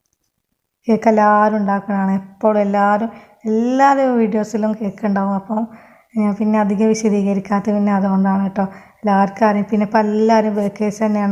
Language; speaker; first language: Malayalam; native; Malayalam